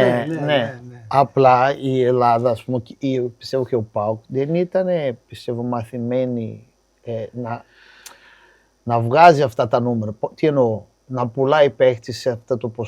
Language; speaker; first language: Greek; non-native, fluent; Portuguese